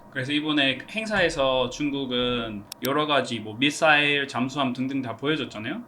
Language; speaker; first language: Korean; non-native, fluent; English